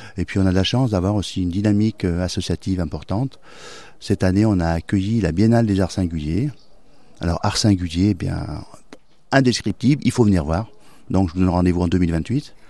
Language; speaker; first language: French; native; French